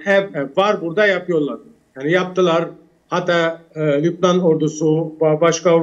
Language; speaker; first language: Turkish; early bilingual, heritage; Turkish